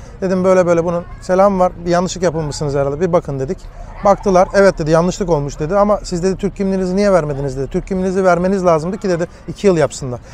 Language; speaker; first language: Turkish; early bilingual, heritage; Turkish